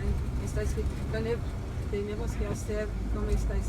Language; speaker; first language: Spanish; non-native, learner; German